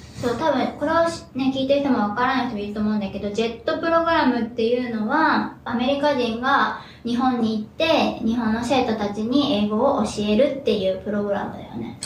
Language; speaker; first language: Japanese; native; Japanese